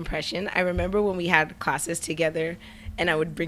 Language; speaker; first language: English; native; English